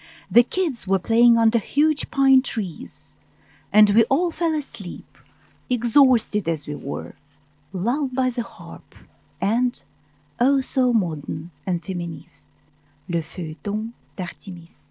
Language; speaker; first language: English; non-native, fluent; Russian